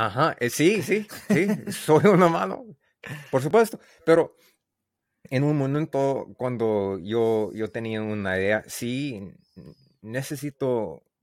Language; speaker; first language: Spanish; non-native, learner; English